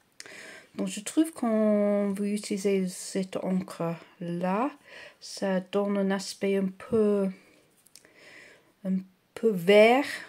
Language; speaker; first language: French; non-native, learner; English